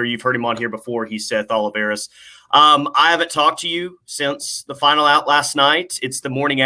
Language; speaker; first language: English; native; English